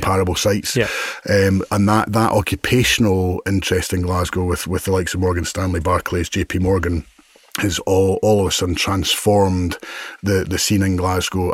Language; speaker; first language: English; native; English